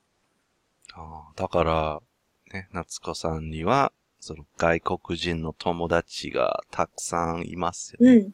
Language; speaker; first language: Japanese; non-native, learner; English